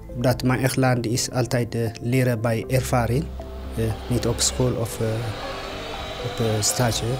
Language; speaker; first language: Dutch; non-native, learner; Tigrinya